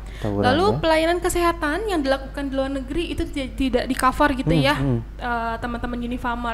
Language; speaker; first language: Indonesian; native; Indonesian